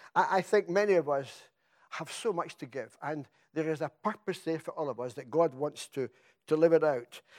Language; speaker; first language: English; native; English